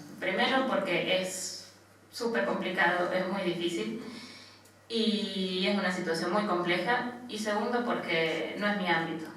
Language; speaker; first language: Spanish; native; Spanish